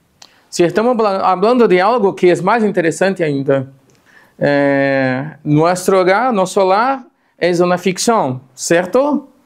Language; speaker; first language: Spanish; non-native, fluent; Portuguese